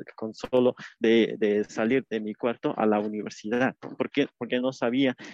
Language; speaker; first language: Spanish; non-native, local second language; Tzeltal